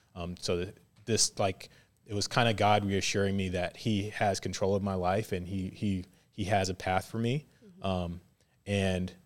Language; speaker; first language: English; native; English